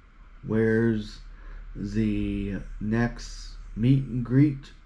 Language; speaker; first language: English; native; English